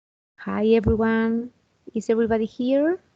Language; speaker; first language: English; non-native, fluent; Spanish